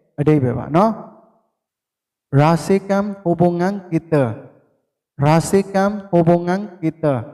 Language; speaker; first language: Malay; non-native, fluent; Burmese